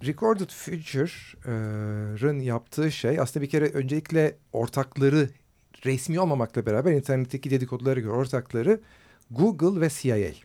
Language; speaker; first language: Turkish; native; Turkish